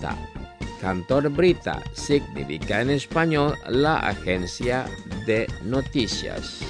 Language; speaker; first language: Spanish; non-native, fluent; Indonesian